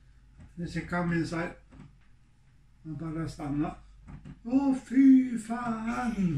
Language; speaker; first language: English; non-native, learner; Swedish